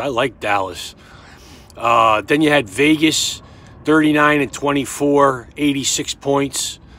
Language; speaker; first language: English; native; English